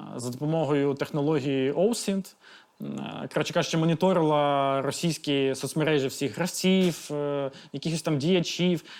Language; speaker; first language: Ukrainian; non-native, local second language; Russian